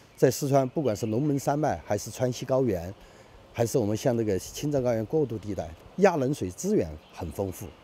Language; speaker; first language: Chinese; native; Chinese